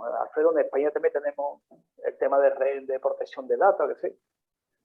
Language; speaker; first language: Spanish; native; Spanish